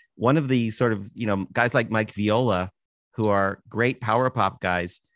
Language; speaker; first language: English; native; English